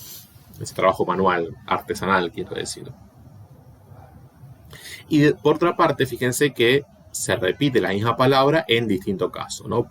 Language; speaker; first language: Spanish; native; Spanish